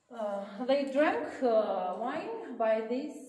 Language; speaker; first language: English; non-native, learner; Armenian